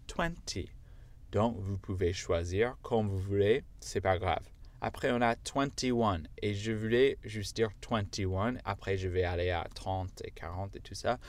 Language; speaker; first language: French; non-native, fluent; English